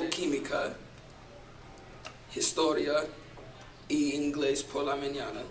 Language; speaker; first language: Spanish; non-native, learner; English